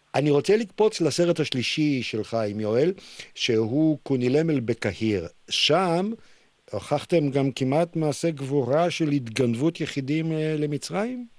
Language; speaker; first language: Hebrew; native; Hebrew